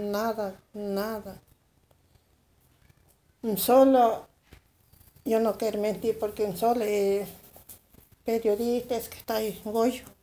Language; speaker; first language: Spanish; non-native, local second language; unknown